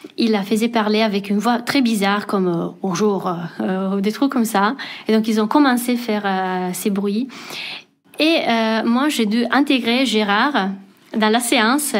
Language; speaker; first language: French; non-native, fluent; Italian